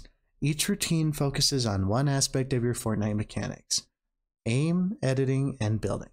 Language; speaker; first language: English; native; English